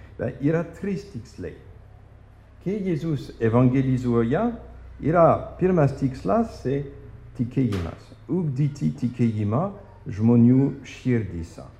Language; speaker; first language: Lithuanian; non-native, fluent; French